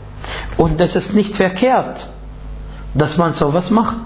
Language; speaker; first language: German; non-native, fluent; Arabic